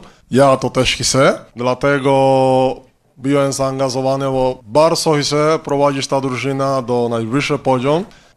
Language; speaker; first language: Polish; non-native, learner; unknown